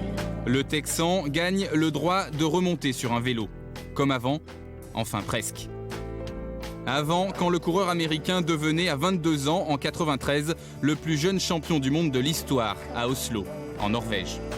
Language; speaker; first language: French; native; French